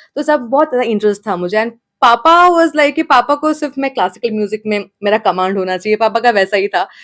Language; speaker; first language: Hindi; non-native, local second language; Malayalam